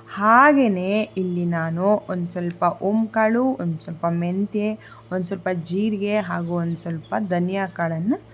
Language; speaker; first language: Kannada; non-native, local second language; Konkani